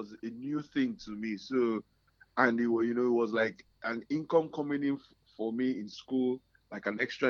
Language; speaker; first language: English; non-native, local second language; Yoruba